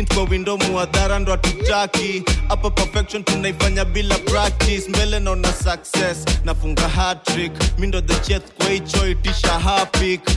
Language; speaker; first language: English; non-native, local second language; Kikuyu